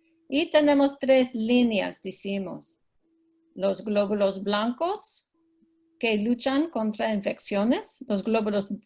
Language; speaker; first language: Spanish; non-native, fluent; English